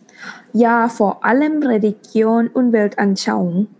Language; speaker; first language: German; non-native, fluent; Thai